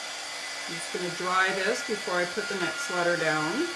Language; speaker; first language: English; native; English